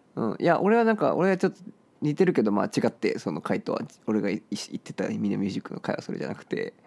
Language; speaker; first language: Japanese; native; Japanese